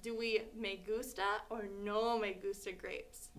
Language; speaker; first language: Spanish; non-native, learner; English